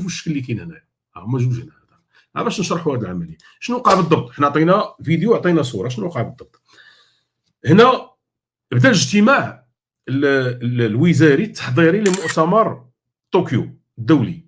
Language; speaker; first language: Arabic; native; Arabic